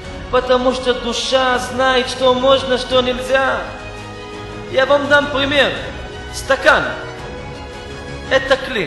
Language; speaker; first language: Russian; non-native, fluent; Hebrew